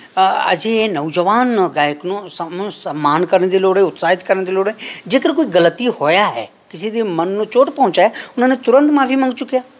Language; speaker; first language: Punjabi; non-native, fluent; Kannada